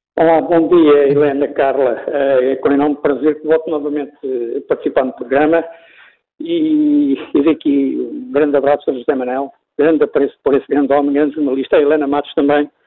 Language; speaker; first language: Portuguese; native; Portuguese